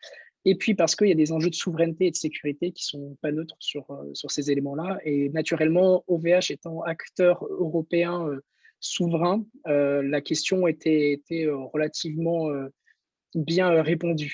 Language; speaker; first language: French; native; French